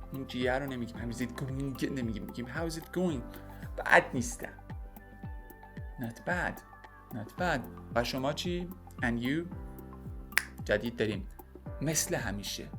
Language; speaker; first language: Persian; native; Persian